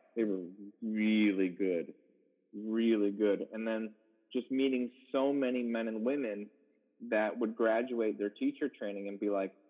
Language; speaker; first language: English; native; English